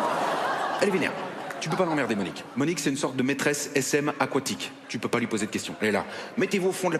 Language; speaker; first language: French; native; French